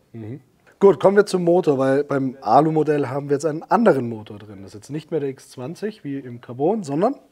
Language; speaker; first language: German; native; German